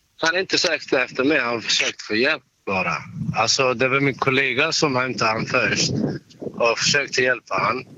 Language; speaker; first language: Swedish; non-native, local second language; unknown